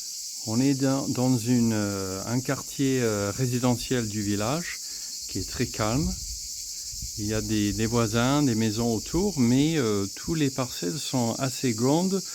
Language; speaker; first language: French; non-native, fluent; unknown